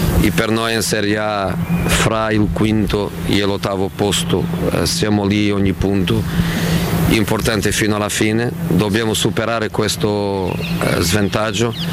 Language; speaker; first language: Italian; non-native, fluent; Portuguese